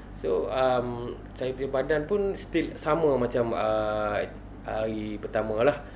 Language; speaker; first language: Malay; native; Malay